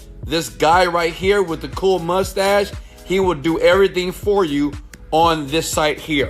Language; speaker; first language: English; native; English